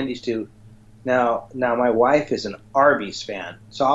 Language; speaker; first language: English; native; English